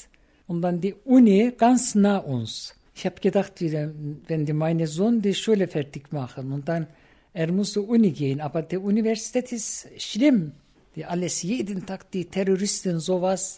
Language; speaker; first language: German; non-native, learner; Turkish